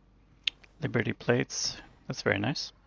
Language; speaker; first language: English; native; English